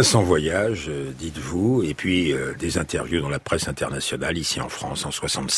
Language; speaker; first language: French; native; French